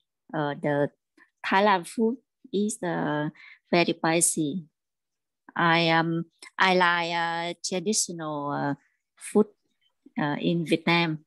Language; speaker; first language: English; non-native, learner; Vietnamese